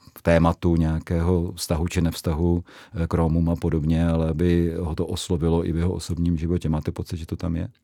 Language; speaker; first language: Czech; native; Czech